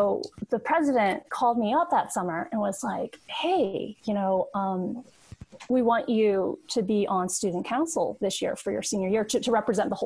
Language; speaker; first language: English; early bilingual, other home language; Cantonese